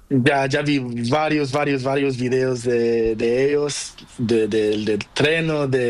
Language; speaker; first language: Spanish; non-native, learner; Portuguese